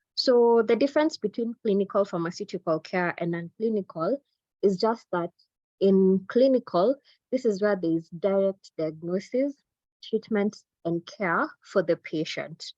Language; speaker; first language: English; non-native, local second language; Swahili